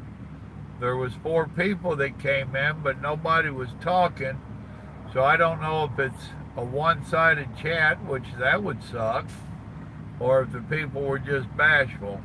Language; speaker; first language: English; native; English